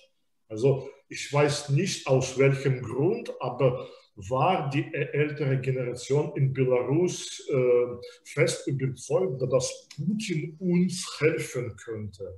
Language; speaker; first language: German; non-native, fluent; Belarusian